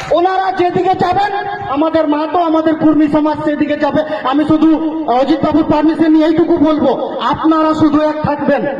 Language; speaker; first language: Bangla; non-native, local second language; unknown